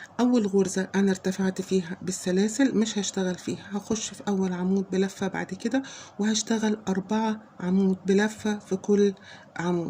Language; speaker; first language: Arabic; native; Arabic